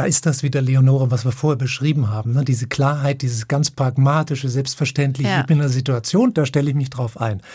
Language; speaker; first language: German; native; German